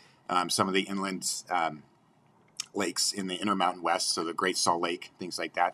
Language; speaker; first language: English; native; English